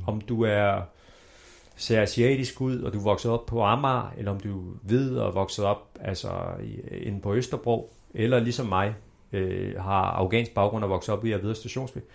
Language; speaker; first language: Danish; early bilingual, other home language; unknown